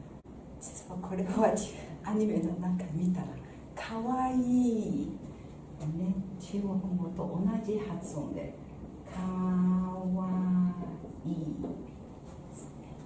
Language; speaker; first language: Japanese; non-native, fluent; Chinese